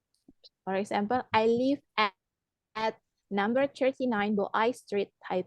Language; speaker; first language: English; non-native, fluent; Indonesian